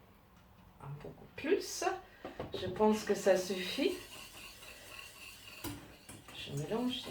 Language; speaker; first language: French; non-native, learner; German